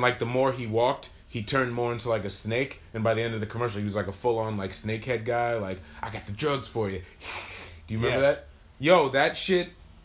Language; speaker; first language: English; native; English